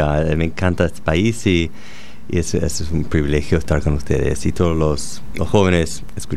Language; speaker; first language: Spanish; non-native, fluent; English